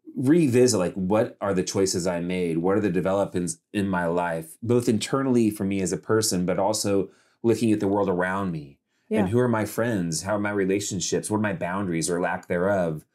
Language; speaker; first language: English; native; English